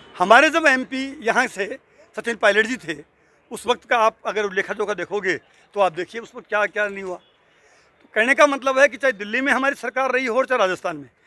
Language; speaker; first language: Hindi; native; Hindi